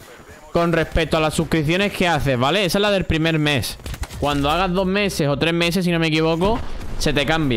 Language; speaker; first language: Spanish; native; Spanish